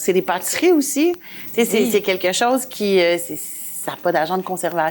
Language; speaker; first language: French; native; French